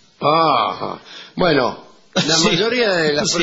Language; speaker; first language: Spanish; native; Spanish